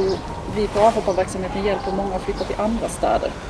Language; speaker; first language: Swedish; native; Swedish